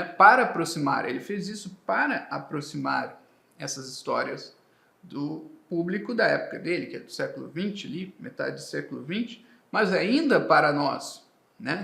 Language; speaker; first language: Portuguese; native; Portuguese